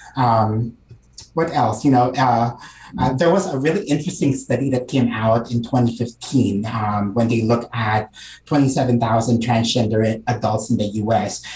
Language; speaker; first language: English; non-native, local second language; Filipino